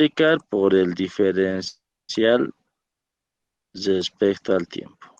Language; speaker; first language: Spanish; native; Spanish